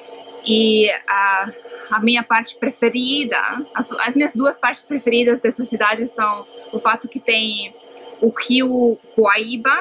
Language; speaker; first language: Portuguese; non-native, fluent; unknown